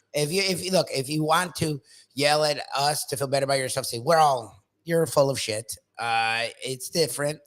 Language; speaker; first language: English; native; English